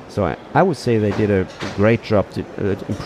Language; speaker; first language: English; non-native, fluent; German